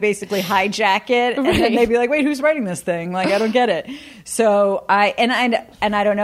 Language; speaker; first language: English; native; English